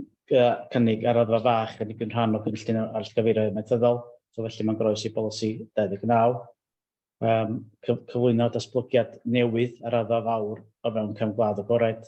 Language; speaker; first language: Welsh; native; Welsh